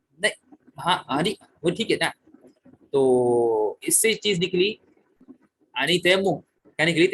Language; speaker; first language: Urdu; native; Urdu